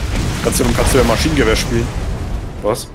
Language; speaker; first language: German; native; German